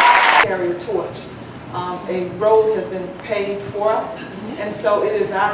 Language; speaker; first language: English; native; English